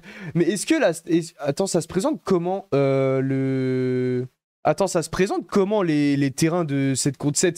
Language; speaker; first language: French; native; French